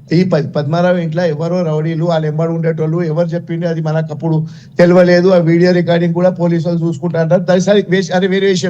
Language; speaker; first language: Telugu; non-native, local second language; Gujarati